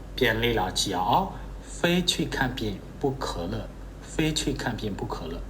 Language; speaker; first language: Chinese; non-native, fluent; Burmese